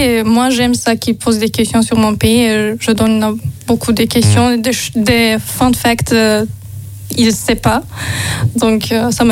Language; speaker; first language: French; non-native, learner; Azerbaijani